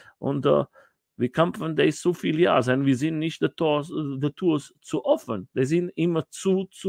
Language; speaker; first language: German; non-native, learner; Portuguese